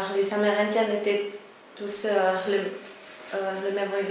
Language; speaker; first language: French; early bilingual, other home language; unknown